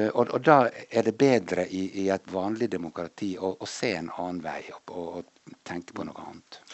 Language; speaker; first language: Norwegian; native; Norwegian